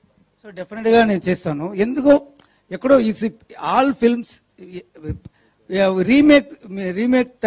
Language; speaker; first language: Telugu; non-native, learner; Tamil